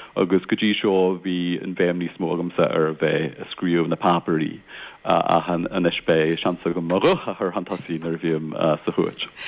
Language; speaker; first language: Irish; non-native, local second language; English